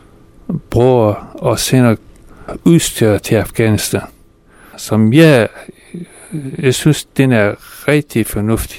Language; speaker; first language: Danish; non-native, fluent; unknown